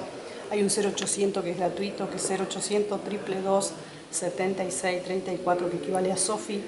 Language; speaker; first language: Spanish; native; Spanish